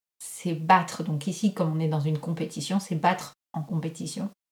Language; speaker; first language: French; native; French